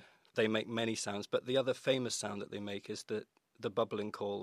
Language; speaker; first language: English; native; English